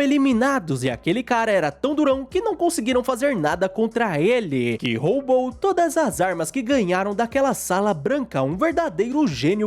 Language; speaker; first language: Portuguese; native; Portuguese